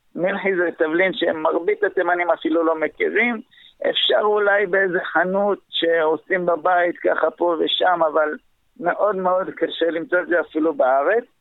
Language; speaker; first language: Hebrew; early bilingual, other home language; Arabic